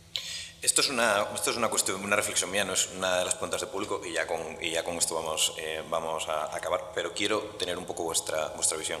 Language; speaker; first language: Spanish; native; Spanish